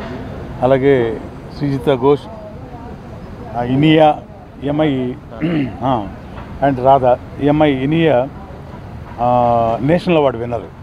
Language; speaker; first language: Telugu; native; Telugu